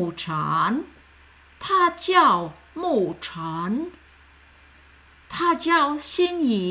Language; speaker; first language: Chinese; non-native, fluent; English